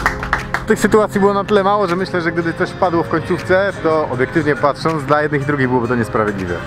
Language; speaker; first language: Polish; native; Polish